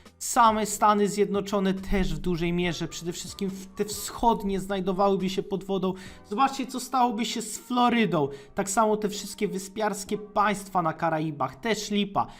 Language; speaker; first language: Polish; native; Polish